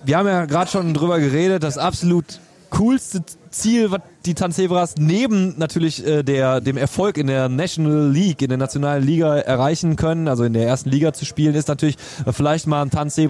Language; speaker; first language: German; native; German